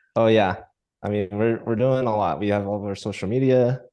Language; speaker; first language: English; native; English